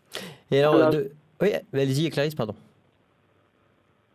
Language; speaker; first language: French; native; French